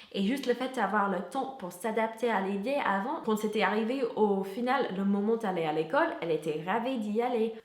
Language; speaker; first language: French; non-native, fluent; English